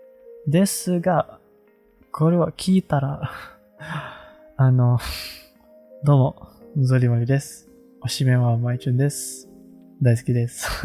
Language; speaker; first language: Japanese; non-native, learner; Malay